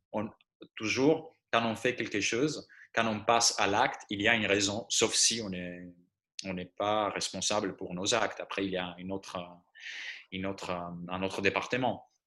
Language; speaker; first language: French; non-native, fluent; Greek